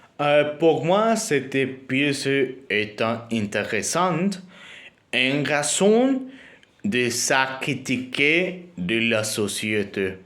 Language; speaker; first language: French; non-native, learner; Spanish